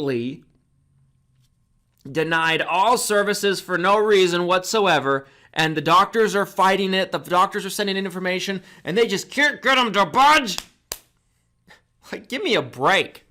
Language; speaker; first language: English; native; English